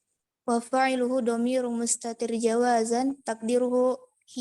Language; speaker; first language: Arabic; non-native, learner; Indonesian